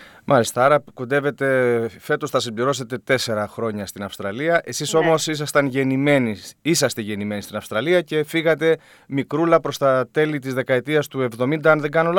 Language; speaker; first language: Greek; native; Greek